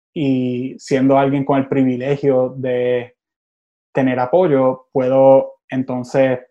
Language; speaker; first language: Spanish; early bilingual, other home language; English